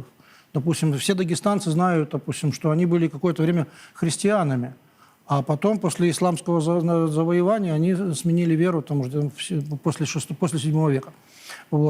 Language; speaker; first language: Russian; native; Russian